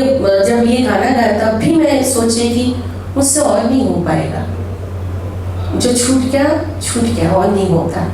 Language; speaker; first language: Hindi; non-native, local second language; Bangla